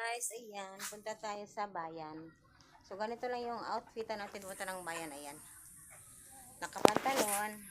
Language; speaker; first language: Filipino; non-native, local second language; Cebuano